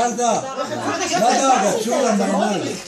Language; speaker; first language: Hebrew; non-native, fluent; Aramaic